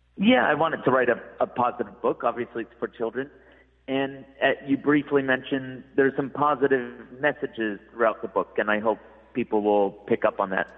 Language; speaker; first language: English; native; English